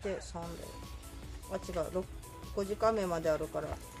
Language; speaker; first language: Japanese; native; Japanese